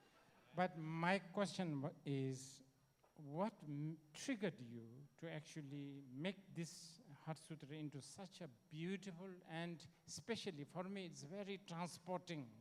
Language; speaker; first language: English; non-native, learner; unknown